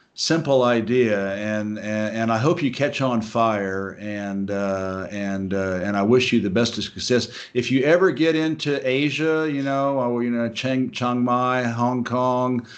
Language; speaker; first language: English; native; English